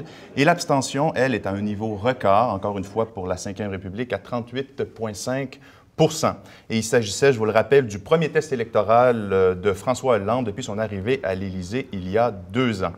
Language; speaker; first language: French; native; French